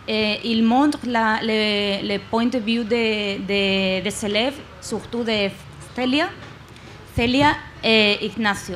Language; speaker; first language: French; non-native, learner; Spanish